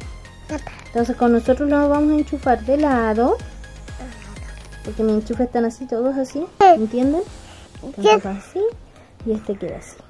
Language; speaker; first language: Spanish; native; Spanish